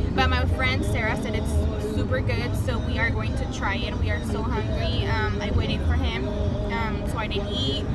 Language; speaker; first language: English; early bilingual, other home language; Spanish